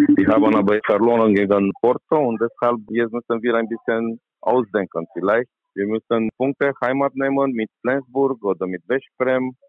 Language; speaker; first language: German; non-native, learner; Romanian